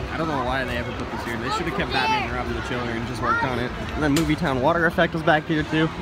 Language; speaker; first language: English; native; English